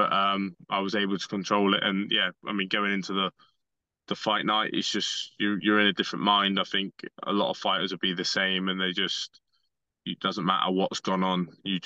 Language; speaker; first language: English; native; English